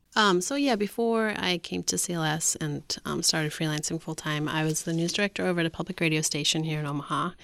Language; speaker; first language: English; native; English